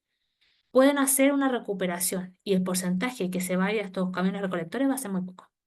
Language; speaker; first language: Spanish; native; Spanish